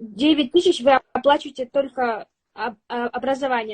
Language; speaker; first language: Russian; native; Russian